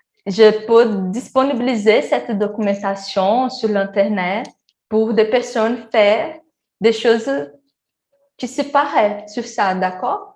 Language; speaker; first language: French; non-native, learner; Portuguese